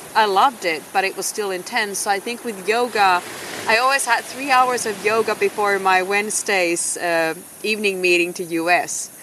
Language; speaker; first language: English; non-native, fluent; Finnish